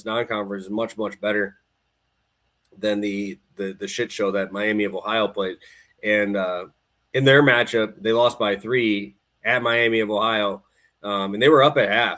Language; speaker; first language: English; native; English